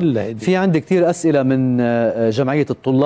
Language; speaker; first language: Arabic; native; Arabic